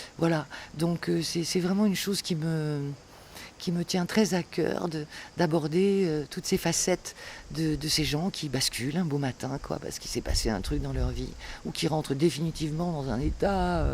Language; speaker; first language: French; native; French